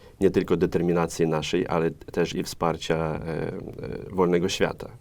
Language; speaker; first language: Polish; non-native, fluent; Ukrainian